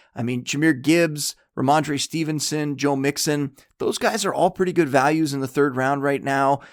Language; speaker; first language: English; native; English